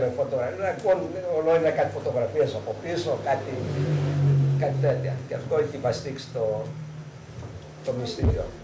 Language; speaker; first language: Greek; early bilingual, heritage; Greek